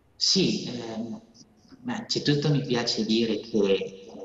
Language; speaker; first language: Italian; native; Italian